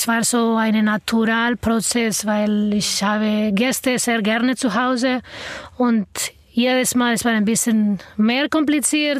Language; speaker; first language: German; non-native, learner; Arabic